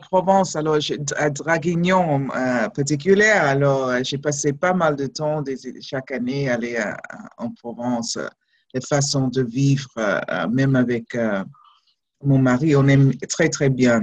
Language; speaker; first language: French; non-native, fluent; English